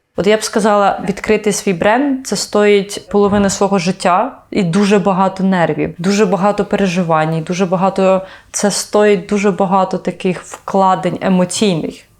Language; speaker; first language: Ukrainian; native; Ukrainian